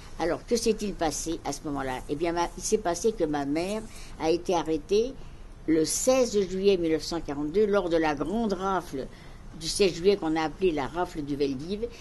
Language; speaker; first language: French; native; French